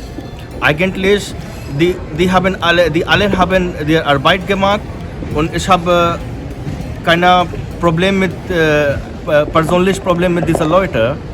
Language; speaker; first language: German; non-native, learner; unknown